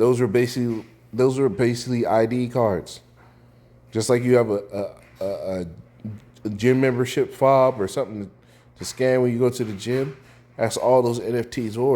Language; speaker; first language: English; native; English